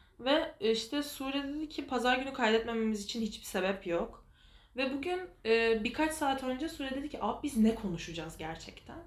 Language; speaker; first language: Turkish; native; Turkish